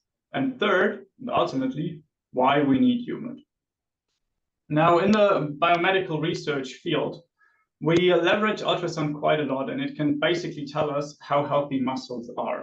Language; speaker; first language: English; non-native, fluent; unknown